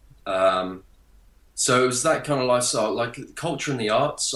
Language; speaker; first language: English; native; English